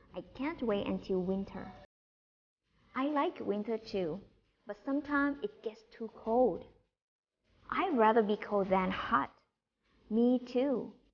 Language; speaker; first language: English; non-native, fluent; Thai